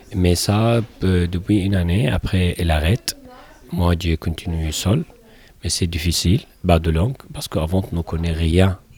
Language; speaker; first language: French; non-native, learner; Arabic